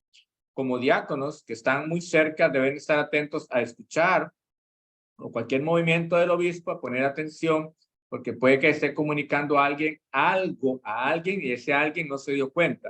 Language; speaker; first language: Spanish; native; Spanish